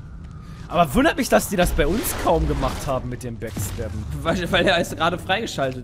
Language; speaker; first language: German; native; German